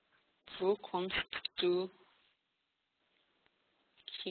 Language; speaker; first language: German; non-native, learner; Hebrew